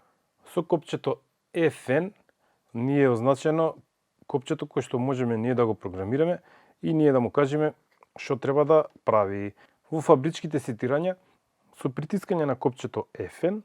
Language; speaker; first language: Macedonian; native; Macedonian